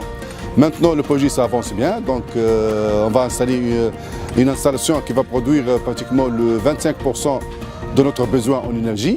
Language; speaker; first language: French; non-native, local second language; Arabic